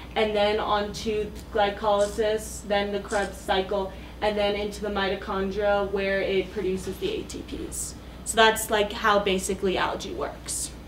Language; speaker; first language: English; native; English